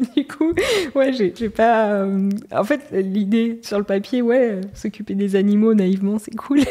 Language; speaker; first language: French; native; French